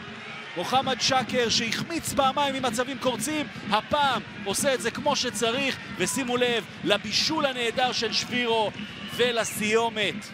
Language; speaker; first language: Hebrew; native; Hebrew